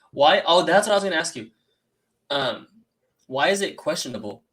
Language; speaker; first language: English; native; English